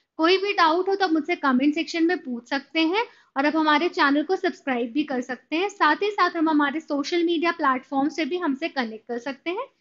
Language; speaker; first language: Hindi; native; Hindi